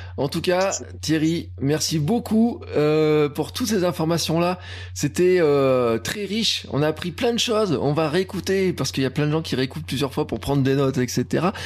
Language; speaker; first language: French; native; French